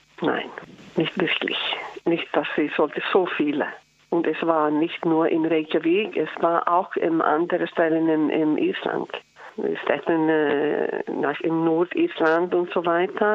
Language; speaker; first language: German; non-native, learner; Icelandic